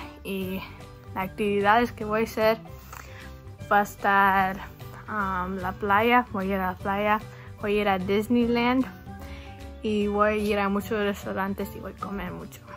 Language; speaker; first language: Spanish; non-native, learner; English